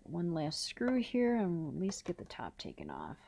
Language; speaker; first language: English; native; English